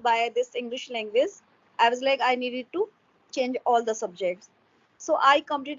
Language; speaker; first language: English; non-native, local second language; Hindi